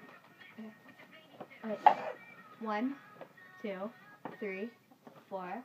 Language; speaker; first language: English; native; English